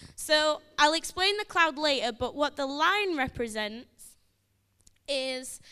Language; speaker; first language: English; native; English